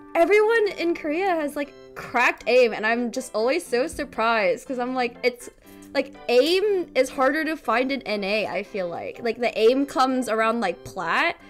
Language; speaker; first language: English; early bilingual, other home language; Korean